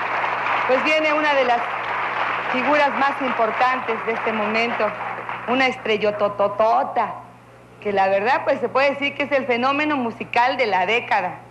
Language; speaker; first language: Spanish; native; Spanish